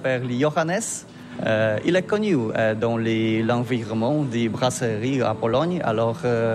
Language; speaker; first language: French; non-native, learner; Polish